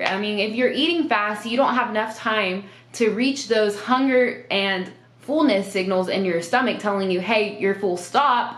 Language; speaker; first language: English; native; English